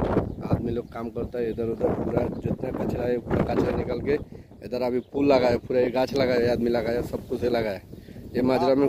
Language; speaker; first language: Hindi; non-native, learner; Bangla